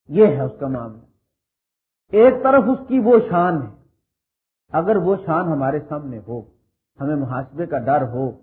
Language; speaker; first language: Urdu; native; Urdu